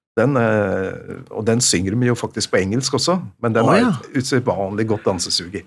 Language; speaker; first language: Norwegian; native; Norwegian